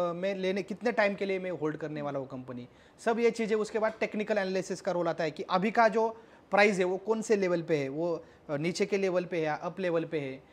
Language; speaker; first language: Hindi; non-native, local second language; Marathi